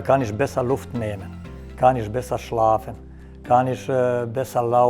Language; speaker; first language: German; non-native, learner; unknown